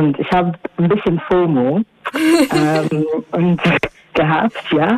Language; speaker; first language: German; non-native, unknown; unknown